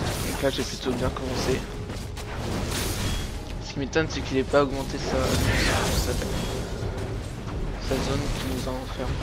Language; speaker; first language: French; native; French